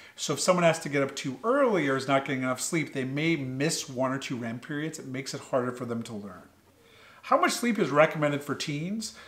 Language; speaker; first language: English; native; English